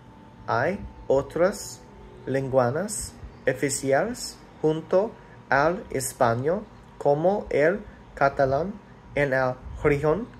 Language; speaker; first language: Spanish; non-native, learner; English